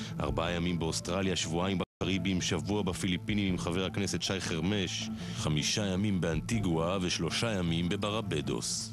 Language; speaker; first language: Hebrew; native; Hebrew